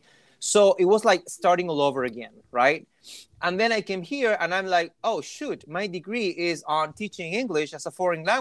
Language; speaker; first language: English; non-native, fluent; Spanish